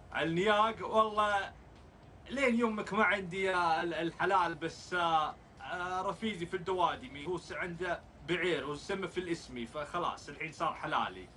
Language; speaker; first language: Arabic; non-native, fluent; English